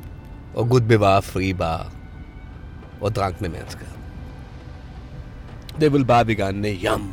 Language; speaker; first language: Danish; non-native, fluent; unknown